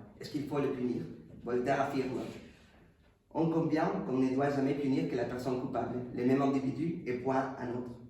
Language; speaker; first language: French; non-native, fluent; Spanish